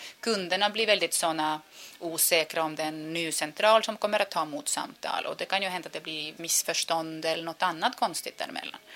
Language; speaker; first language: Swedish; non-native, fluent; Estonian